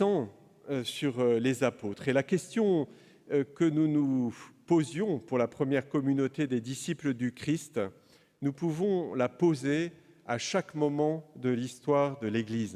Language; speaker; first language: French; native; French